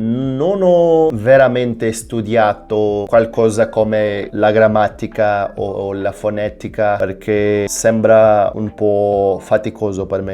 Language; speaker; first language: Italian; non-native, fluent; Portuguese